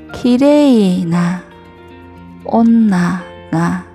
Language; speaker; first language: Korean; native; Korean